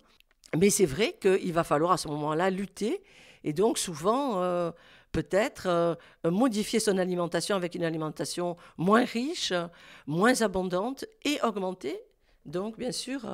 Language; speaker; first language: French; native; French